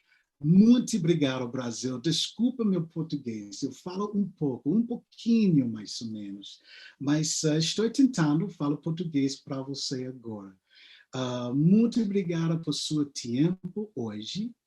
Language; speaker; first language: Portuguese; non-native, learner; English